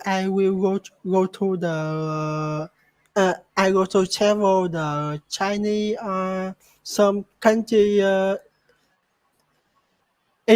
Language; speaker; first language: English; non-native, learner; Vietnamese